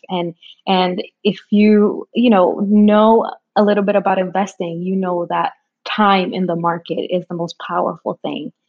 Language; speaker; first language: English; early bilingual, other home language; Spanish